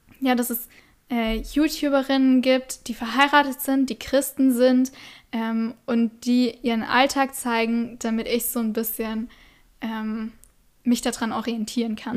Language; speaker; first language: German; native; German